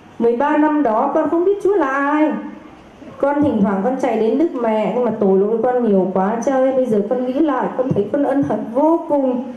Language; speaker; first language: Vietnamese; native; Vietnamese